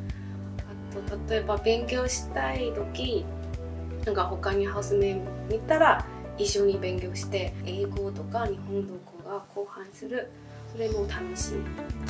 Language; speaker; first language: Japanese; non-native, learner; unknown